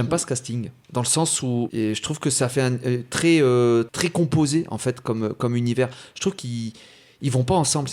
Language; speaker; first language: French; native; French